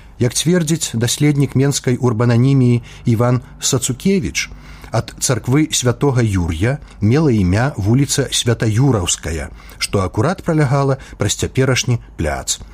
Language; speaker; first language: Belarusian; native; Belarusian